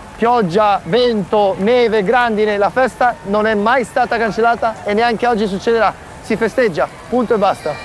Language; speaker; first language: Italian; native; Italian